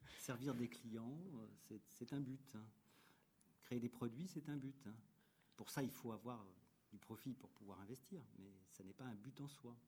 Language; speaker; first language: French; native; French